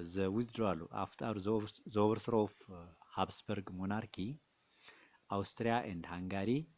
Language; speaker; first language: English; non-native, local second language; Amharic